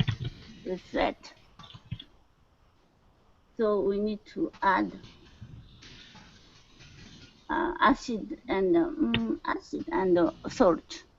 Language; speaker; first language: English; non-native, learner; Japanese